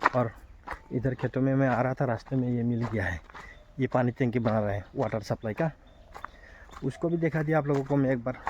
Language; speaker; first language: Hindi; non-native, local second language; Assamese